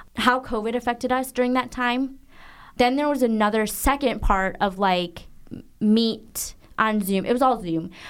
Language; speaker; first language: English; native; English